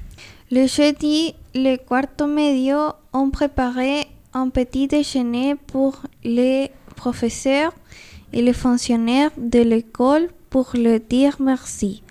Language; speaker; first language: French; non-native, learner; Spanish